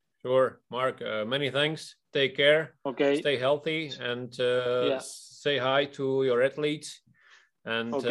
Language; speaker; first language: English; non-native, fluent; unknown